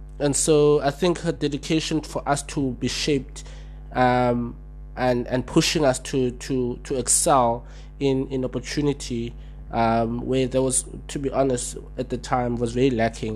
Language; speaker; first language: English; non-native, local second language; Xhosa